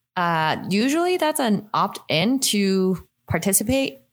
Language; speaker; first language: English; non-native, local second language; Cantonese